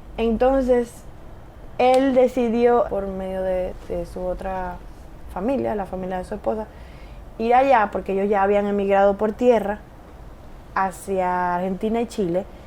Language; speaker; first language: Spanish; native; Spanish